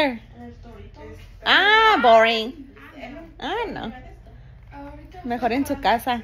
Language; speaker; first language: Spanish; early bilingual, heritage; Spanish